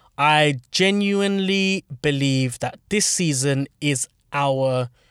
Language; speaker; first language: English; native; English